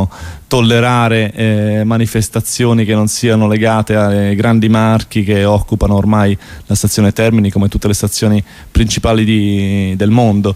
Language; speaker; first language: Italian; native; Italian